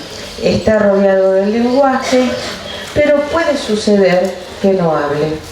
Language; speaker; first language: Spanish; native; Spanish